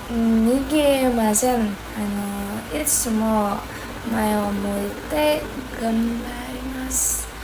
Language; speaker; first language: Japanese; non-native, learner; Indonesian